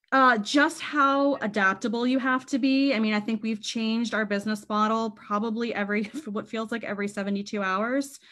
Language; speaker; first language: English; native; English